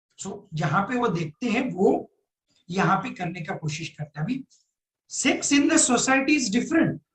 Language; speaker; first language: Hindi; non-native, local second language; Marathi